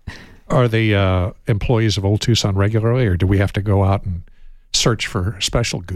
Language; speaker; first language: English; native; English